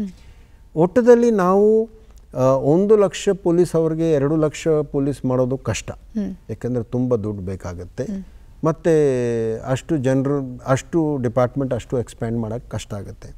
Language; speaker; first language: Kannada; non-native, fluent; Hindi